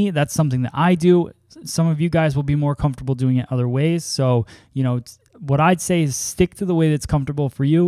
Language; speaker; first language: English; native; English